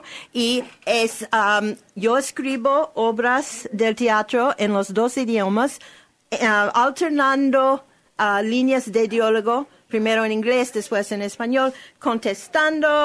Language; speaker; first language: Spanish; non-native, learner; English